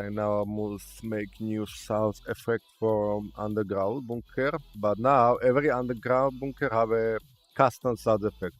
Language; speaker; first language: English; non-native, learner; Slovak